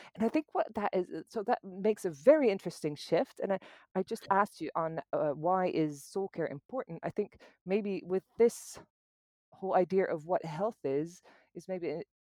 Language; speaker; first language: English; non-native, fluent; Dutch